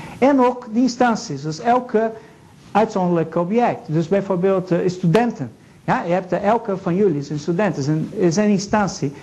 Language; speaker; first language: Dutch; non-native, fluent; Portuguese